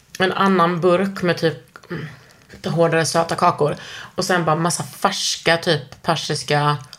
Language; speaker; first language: Swedish; native; Swedish